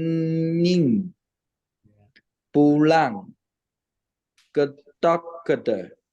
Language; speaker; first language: Indonesian; non-native, learner; Chinese